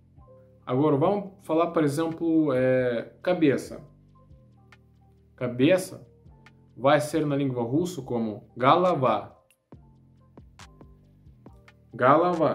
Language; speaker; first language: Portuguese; non-native, learner; Russian